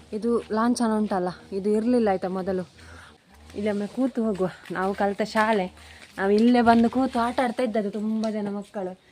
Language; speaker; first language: Kannada; non-native, local second language; Tulu